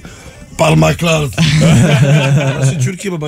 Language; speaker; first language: Turkish; non-native, learner; French